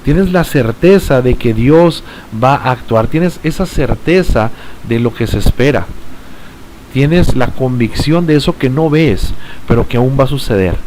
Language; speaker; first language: Spanish; native; Spanish